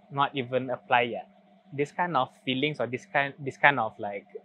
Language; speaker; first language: English; non-native, local second language; Malay